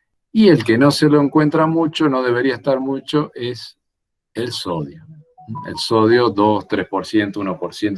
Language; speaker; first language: Spanish; native; Spanish